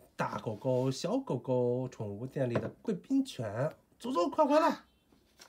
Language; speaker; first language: Chinese; native; Chinese